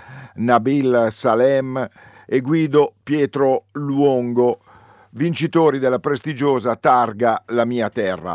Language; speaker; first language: Italian; native; Italian